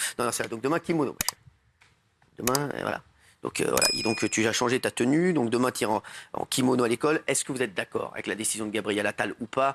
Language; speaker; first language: French; native; French